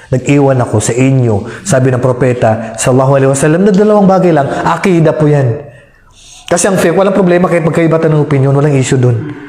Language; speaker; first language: Filipino; non-native, local second language; Maranao